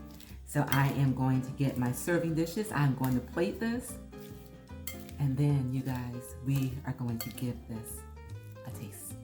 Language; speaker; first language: English; native; English